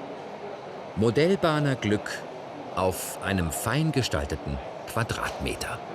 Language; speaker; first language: German; native; German